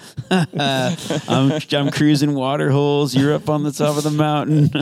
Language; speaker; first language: English; native; English